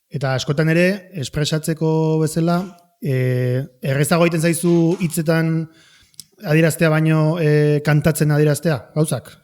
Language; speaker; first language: Basque; native; Basque